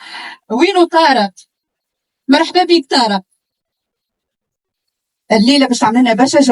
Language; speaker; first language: Arabic; native; Arabic